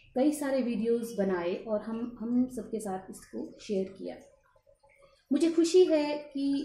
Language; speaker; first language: Hindi; native; Hindi